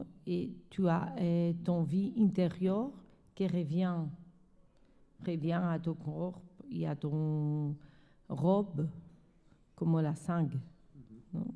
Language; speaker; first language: French; non-native, learner; Spanish